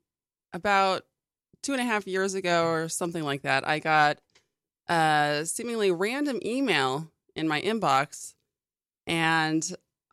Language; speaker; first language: English; native; English